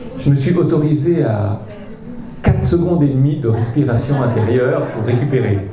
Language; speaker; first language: French; native; French